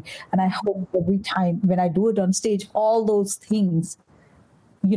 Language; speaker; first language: English; non-native, local second language; Bangla